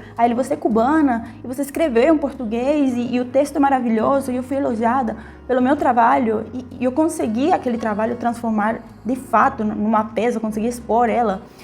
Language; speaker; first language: Portuguese; non-native, fluent; Spanish